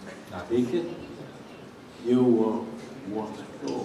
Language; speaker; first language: English; non-native, fluent; Italian